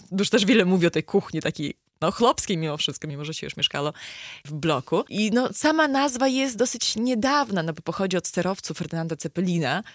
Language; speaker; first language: Polish; native; Polish